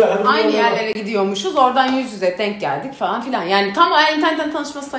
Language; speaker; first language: Turkish; native; Turkish